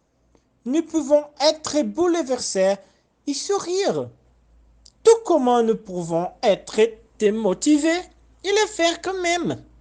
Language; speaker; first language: French; non-native, learner; Portuguese